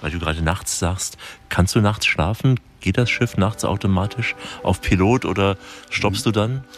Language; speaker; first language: German; native; German